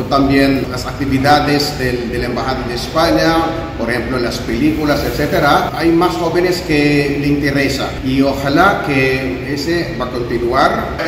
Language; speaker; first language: Spanish; native; Spanish